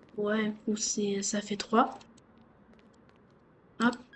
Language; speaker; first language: French; native; French